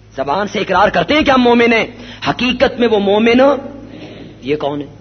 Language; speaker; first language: Urdu; non-native, local second language; Punjabi